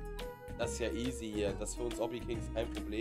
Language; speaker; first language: German; native; German